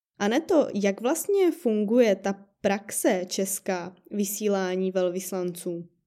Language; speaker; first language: Czech; native; Czech